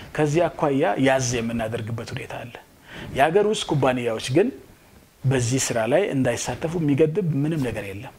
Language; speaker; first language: Amharic; non-native, local second language; Wolaytta